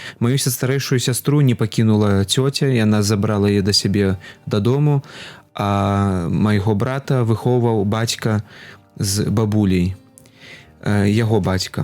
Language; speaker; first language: Belarusian; non-native, local second language; Russian